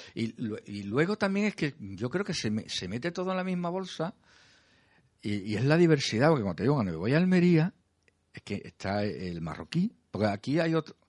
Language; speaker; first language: Spanish; native; Spanish